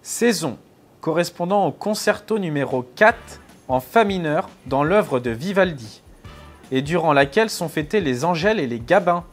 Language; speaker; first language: French; native; French